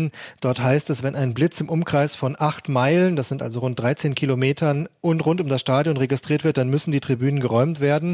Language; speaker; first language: German; native; German